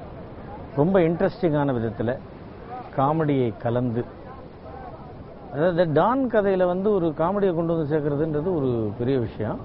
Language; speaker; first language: Tamil; native; Tamil